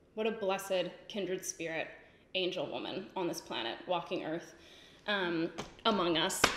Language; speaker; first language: English; native; English